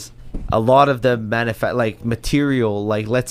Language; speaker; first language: English; non-native, fluent; French